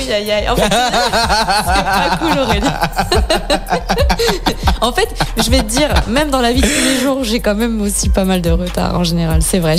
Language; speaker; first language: French; native; French